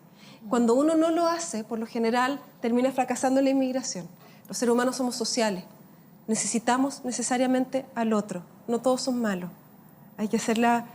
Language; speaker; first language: Spanish; native; Spanish